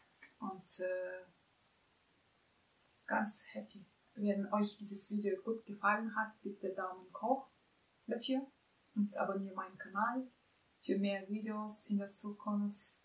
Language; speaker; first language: German; non-native, fluent; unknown